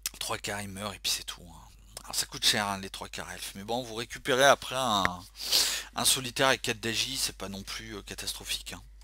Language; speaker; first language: French; native; French